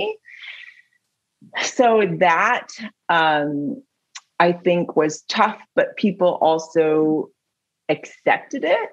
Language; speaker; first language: English; native; English